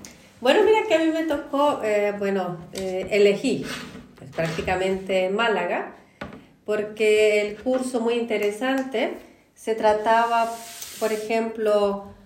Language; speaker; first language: Spanish; non-native, fluent; Polish